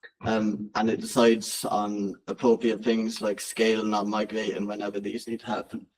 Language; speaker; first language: English; native; English